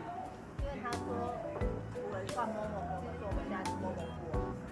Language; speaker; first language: Chinese; native; Chinese